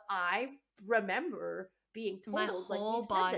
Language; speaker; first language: English; native; English